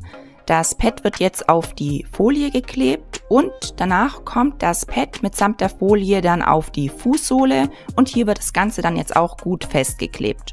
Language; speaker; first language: German; native; German